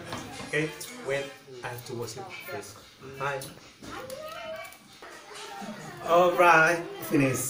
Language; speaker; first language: English; non-native, learner; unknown